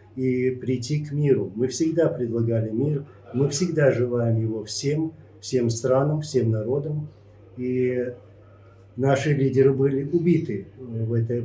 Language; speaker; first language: Russian; non-native, local second language; Chechen